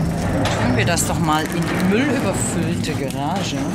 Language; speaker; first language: German; native; German